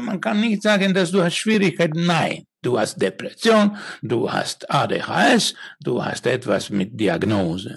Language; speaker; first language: German; non-native, learner; Finnish